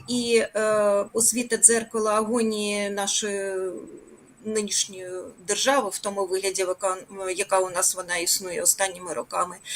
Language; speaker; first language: Ukrainian; native; Ukrainian